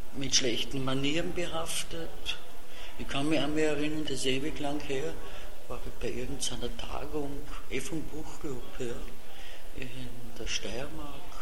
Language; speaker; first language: German; non-native, local second language; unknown